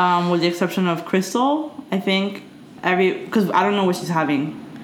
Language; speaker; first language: English; early bilingual, other home language; Spanish